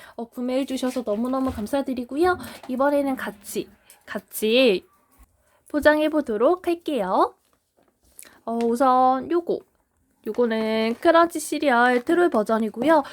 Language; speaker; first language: Korean; native; Korean